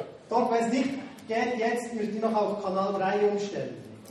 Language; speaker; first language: German; native; German